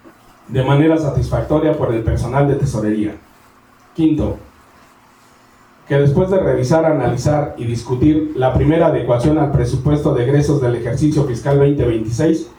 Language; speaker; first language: Spanish; native; Spanish